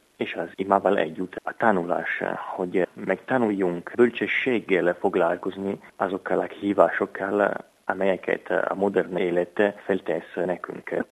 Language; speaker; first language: Hungarian; non-native, fluent; Italian